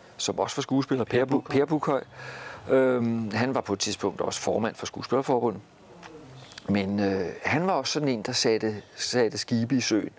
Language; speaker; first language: Danish; native; Danish